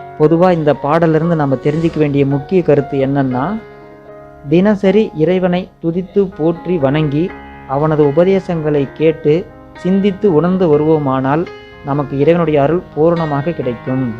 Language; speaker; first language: Tamil; native; Tamil